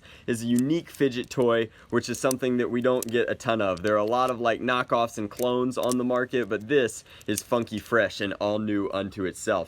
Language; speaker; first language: English; native; English